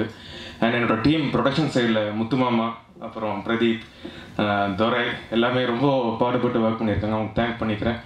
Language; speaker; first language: Tamil; native; Tamil